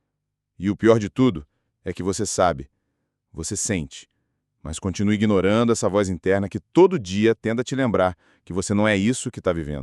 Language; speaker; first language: Portuguese; native; Portuguese